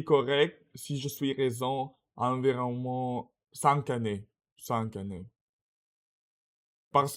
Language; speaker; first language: French; non-native, learner; Russian